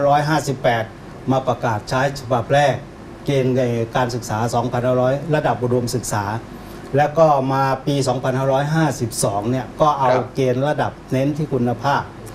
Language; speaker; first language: Thai; native; Thai